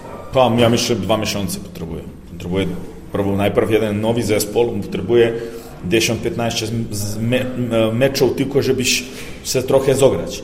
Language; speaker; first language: Polish; non-native, learner; Serbian